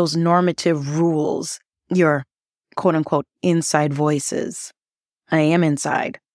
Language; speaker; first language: English; early bilingual, other home language; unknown